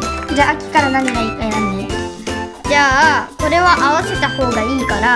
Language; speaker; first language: Japanese; native; Japanese